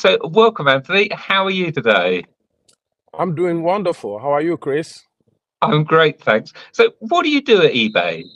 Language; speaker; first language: English; native; English